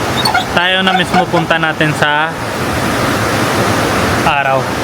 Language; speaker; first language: Filipino; non-native, learner; Punjabi